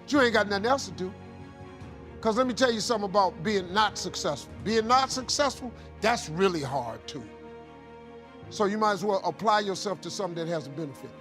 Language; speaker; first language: English; native; English